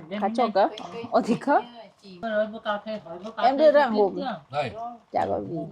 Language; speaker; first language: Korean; non-native, learner; Vietnamese